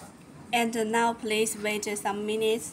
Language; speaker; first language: English; non-native, learner; Chinese